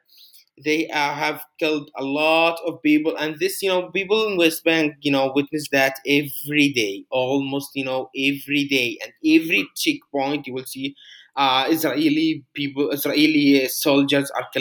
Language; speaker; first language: English; non-native, fluent; Arabic